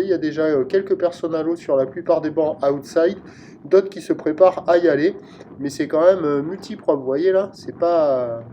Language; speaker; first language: French; native; French